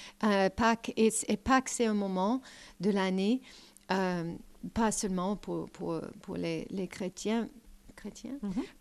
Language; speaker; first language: French; non-native, learner; English